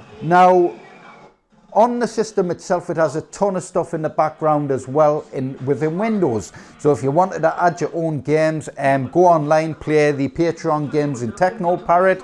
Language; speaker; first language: English; native; English